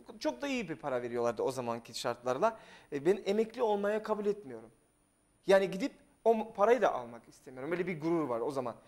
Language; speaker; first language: Turkish; non-native, fluent; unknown